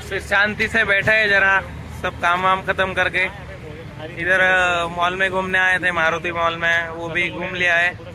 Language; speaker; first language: Hindi; native; Hindi